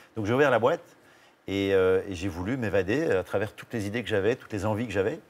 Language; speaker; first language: French; native; French